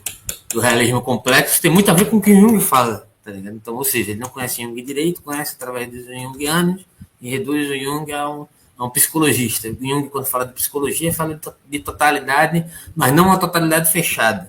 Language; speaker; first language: Portuguese; native; Portuguese